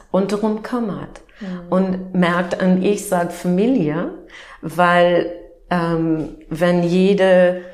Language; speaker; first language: German; non-native, fluent; English